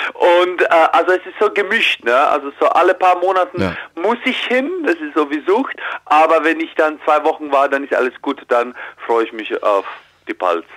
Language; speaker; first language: German; early bilingual, heritage; Croatian